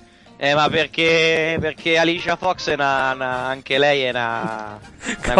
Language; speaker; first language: Italian; native; Italian